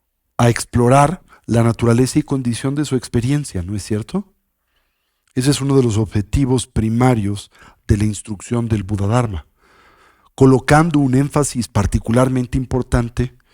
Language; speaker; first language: Spanish; native; Spanish